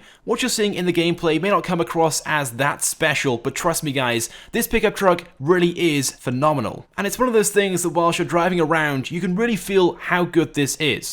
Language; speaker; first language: English; native; English